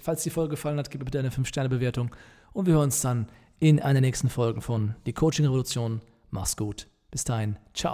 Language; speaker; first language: German; native; German